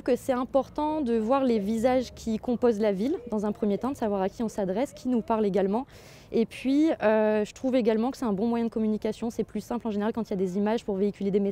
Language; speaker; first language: French; native; French